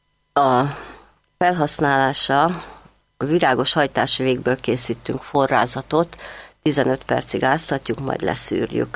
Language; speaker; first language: Hungarian; native; Hungarian